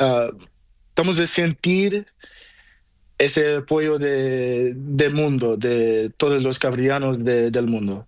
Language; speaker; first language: Spanish; non-native, learner; Portuguese